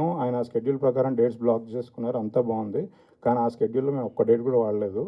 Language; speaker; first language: Telugu; native; Telugu